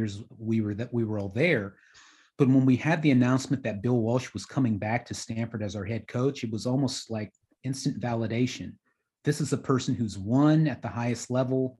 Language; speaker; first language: English; native; English